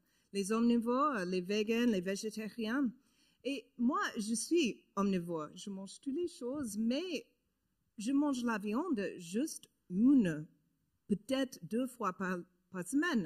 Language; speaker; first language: French; non-native, learner; English